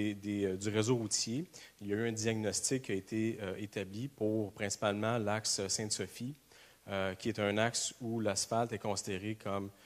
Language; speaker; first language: French; native; French